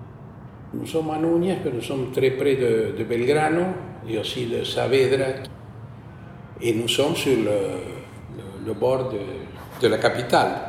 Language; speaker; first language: French; non-native, fluent; Spanish